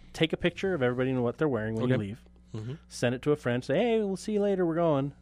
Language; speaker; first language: English; native; English